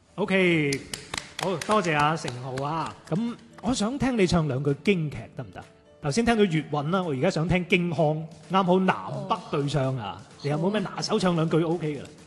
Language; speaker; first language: Cantonese; native; Cantonese